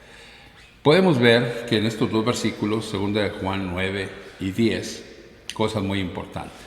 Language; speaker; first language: Spanish; native; Spanish